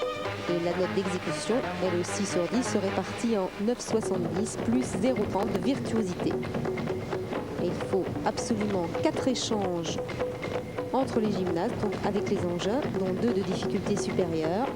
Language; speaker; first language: French; native; French